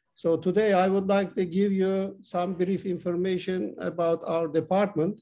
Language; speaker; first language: English; non-native, fluent; Turkish